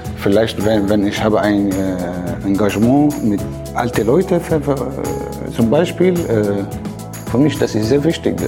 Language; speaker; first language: German; non-native, learner; Arabic